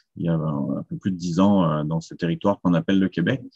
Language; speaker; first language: French; native; French